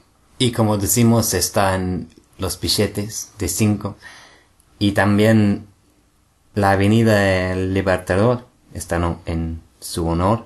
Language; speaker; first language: Spanish; non-native, fluent; English